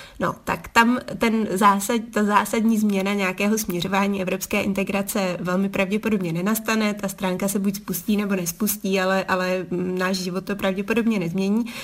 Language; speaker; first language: Czech; native; Czech